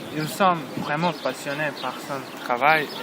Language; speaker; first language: French; non-native, learner; Serbian